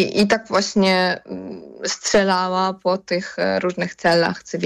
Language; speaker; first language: Polish; non-native, fluent; Ukrainian